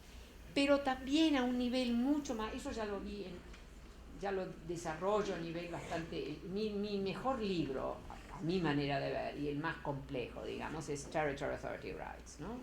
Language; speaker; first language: Spanish; non-native, fluent; Dutch